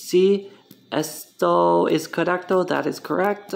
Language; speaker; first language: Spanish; non-native, learner; English